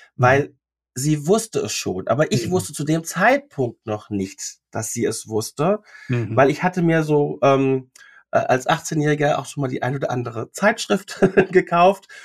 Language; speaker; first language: German; native; German